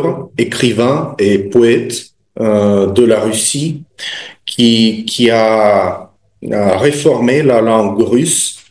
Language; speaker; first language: French; non-native, fluent; Russian